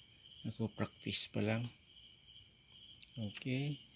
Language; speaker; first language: Filipino; non-native, local second language; Cebuano